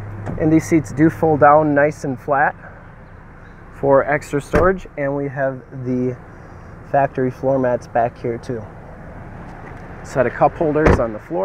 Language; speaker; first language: English; native; English